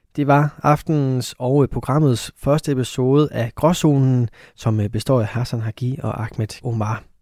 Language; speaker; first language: Danish; native; Danish